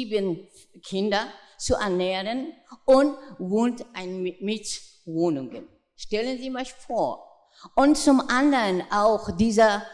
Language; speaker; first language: German; non-native, fluent; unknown